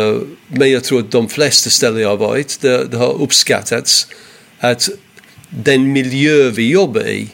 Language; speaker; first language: Swedish; non-native, fluent; English